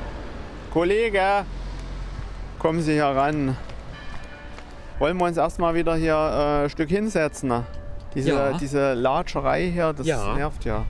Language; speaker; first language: German; native; German